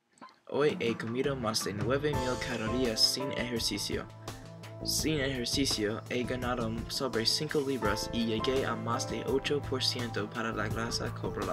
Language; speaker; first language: Spanish; non-native, learner; English